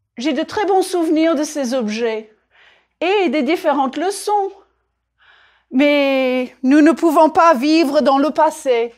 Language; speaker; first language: French; native; French